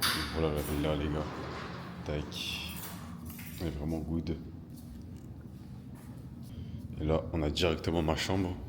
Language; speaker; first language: French; native; French